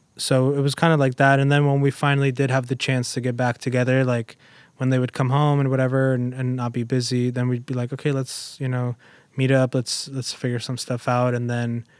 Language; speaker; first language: English; early bilingual, other home language; German